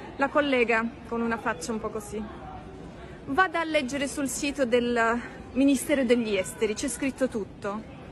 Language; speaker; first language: Italian; non-native, fluent; Russian